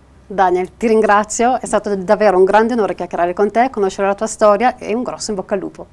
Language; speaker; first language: Italian; native; Italian